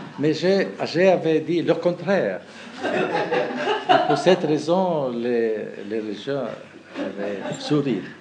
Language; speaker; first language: French; non-native, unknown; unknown